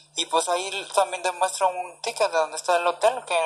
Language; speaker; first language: Spanish; native; Spanish